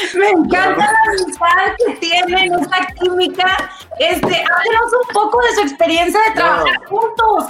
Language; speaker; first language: Spanish; native; Spanish